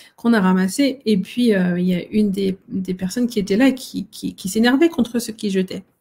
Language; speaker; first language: French; native; French